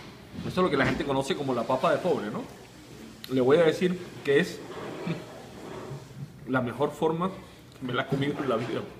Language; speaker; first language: Spanish; native; Spanish